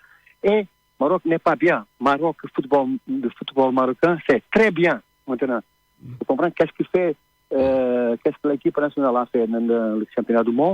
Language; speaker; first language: French; non-native, learner; Portuguese